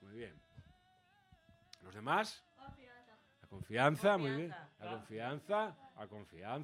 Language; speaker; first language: Spanish; native; Spanish